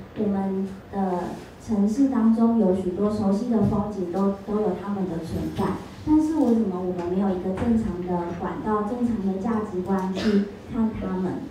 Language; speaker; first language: Chinese; native; Chinese